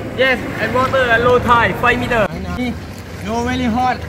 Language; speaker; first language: English; non-native, learner; Thai